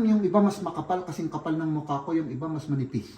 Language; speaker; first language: Filipino; native; Filipino